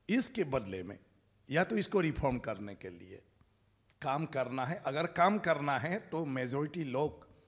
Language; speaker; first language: Hindi; non-native, local second language; Bodo